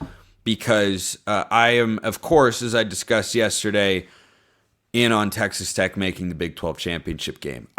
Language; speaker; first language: English; native; English